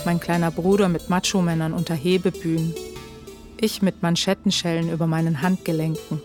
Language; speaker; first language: German; early bilingual, other home language; Turkish